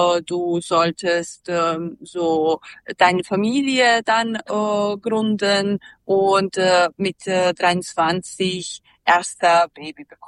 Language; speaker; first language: German; non-native, learner; Serbian